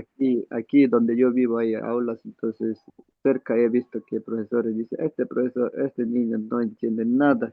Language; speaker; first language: Spanish; non-native, local second language; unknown